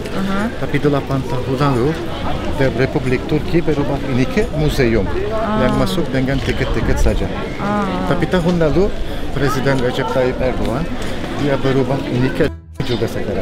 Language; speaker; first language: Indonesian; non-native, fluent; Turkish